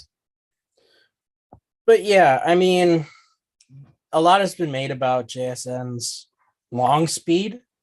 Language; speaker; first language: English; native; English